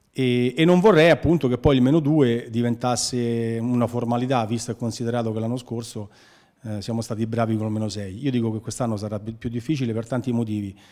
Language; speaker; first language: Italian; native; Italian